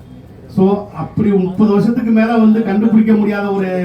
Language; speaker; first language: Tamil; native; Tamil